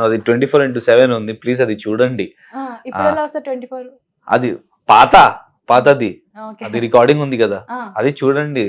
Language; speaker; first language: Telugu; non-native, local second language; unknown